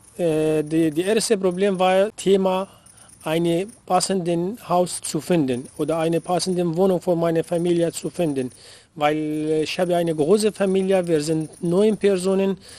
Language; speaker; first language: German; non-native, learner; Arabic